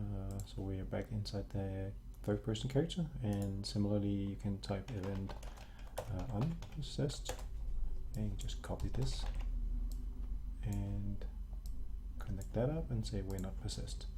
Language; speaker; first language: English; non-native, fluent; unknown